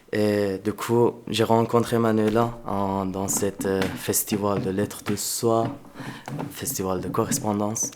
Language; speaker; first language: French; non-native, fluent; Persian